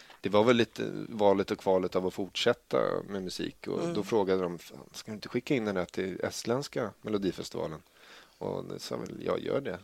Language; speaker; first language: Swedish; native; Swedish